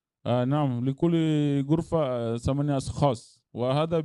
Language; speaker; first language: Arabic; non-native, learner; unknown